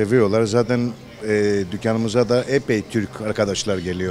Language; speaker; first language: Turkish; early bilingual, heritage; Turkish